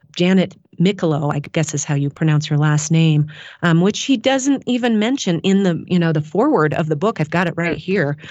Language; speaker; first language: English; native; English